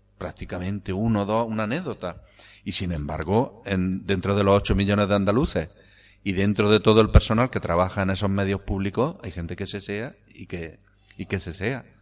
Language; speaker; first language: Spanish; native; Spanish